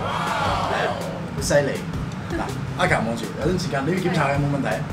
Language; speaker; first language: Cantonese; native; Cantonese